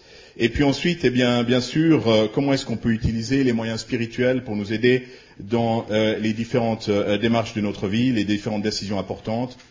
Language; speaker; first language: French; native; French